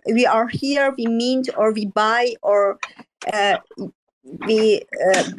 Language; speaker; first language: English; non-native, learner; Persian